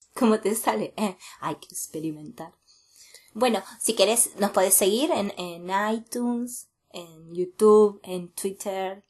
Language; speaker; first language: Spanish; native; Spanish